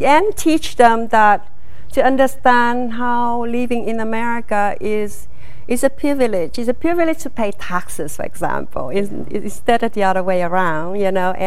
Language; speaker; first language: English; non-native, learner; Vietnamese